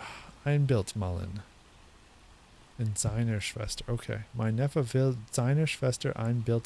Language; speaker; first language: German; non-native, learner; English